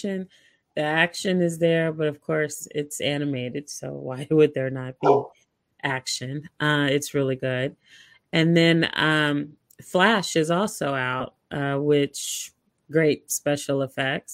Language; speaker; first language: English; native; English